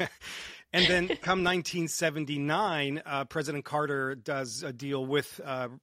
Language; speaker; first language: English; early bilingual, other home language; Romanian